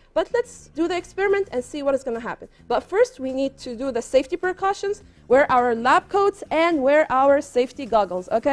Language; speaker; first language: English; non-native, fluent; Arabic